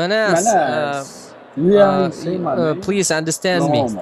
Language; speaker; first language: English; non-native, learner; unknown